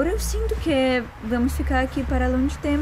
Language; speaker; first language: Portuguese; non-native, learner; Russian